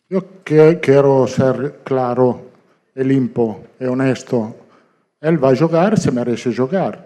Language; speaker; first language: Portuguese; non-native, learner; Italian